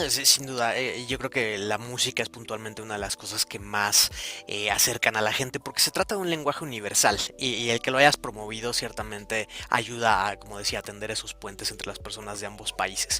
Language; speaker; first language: Spanish; native; Spanish